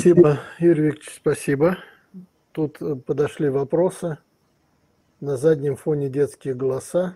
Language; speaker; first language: Russian; native; Russian